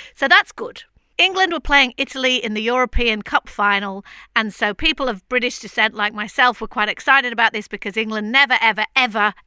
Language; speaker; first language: English; native; English